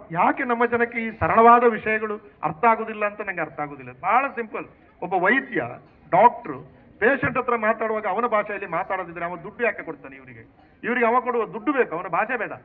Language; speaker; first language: Kannada; non-native, local second language; Tulu